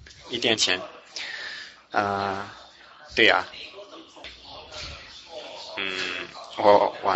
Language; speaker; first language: Chinese; non-native, learner; English